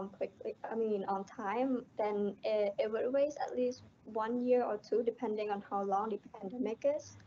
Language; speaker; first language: English; non-native, fluent; Indonesian